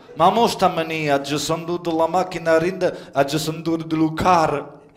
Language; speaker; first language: Italian; early bilingual, other home language; French